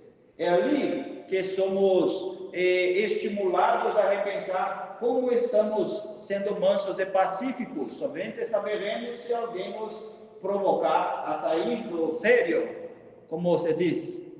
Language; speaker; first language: Portuguese; non-native, fluent; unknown